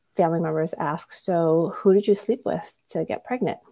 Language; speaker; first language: English; early bilingual, other home language; Vietnamese